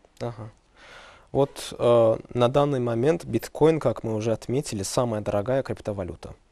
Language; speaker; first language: Russian; non-native, local second language; Azerbaijani